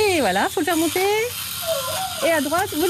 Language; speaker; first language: French; native; French